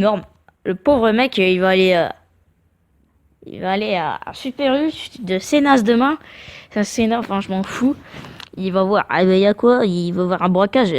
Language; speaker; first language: French; native; French